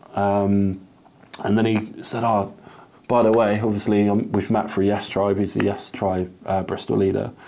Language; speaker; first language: English; native; English